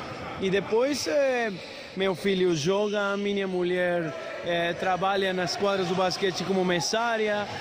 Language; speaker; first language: Portuguese; non-native, fluent; Spanish